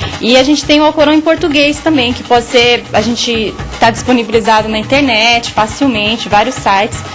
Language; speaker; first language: Portuguese; native; Portuguese